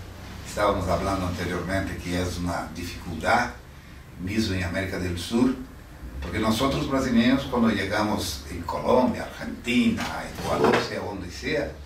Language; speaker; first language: Spanish; non-native, fluent; Portuguese